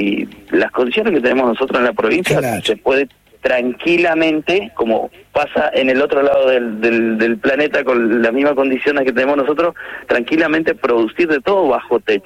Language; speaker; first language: Spanish; native; Spanish